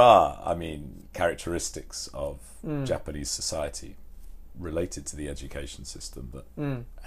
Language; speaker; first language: English; native; English